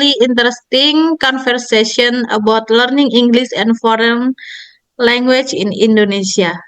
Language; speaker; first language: English; non-native, learner; Indonesian